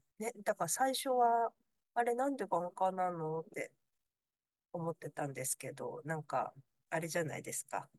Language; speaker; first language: Japanese; early bilingual, other home language; Korean